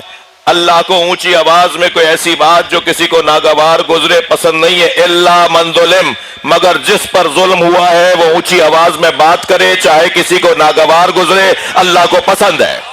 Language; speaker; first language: Urdu; native; Urdu